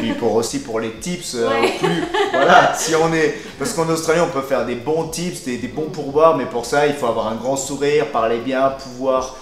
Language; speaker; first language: French; native; French